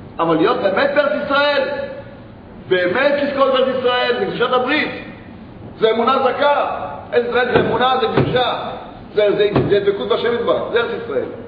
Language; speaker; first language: Hebrew; native; Hebrew